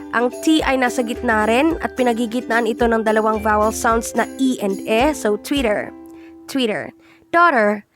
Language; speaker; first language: Filipino; native; Filipino